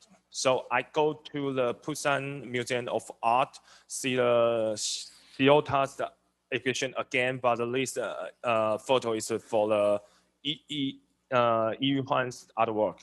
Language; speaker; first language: English; non-native, learner; Chinese